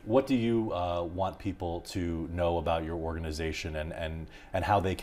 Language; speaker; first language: English; native; English